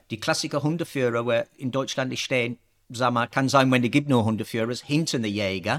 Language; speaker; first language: German; non-native, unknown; English